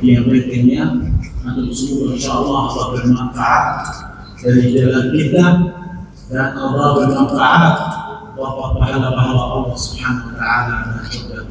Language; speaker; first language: Indonesian; non-native, fluent; Arabic